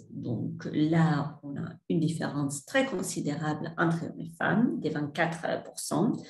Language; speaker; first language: French; non-native, fluent; Spanish